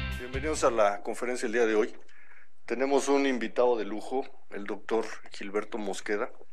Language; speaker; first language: Spanish; native; Spanish